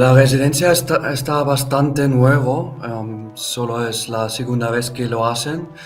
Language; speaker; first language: Spanish; non-native, fluent; German